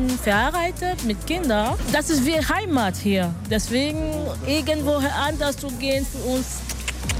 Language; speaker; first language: German; non-native, learner; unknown